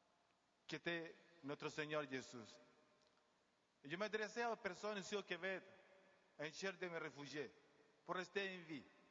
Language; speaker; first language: French; non-native, learner; Spanish